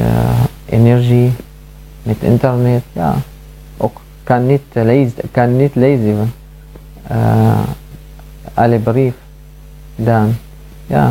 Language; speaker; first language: Dutch; non-native, learner; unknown